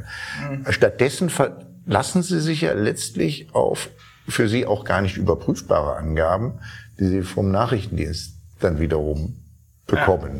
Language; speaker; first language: German; native; German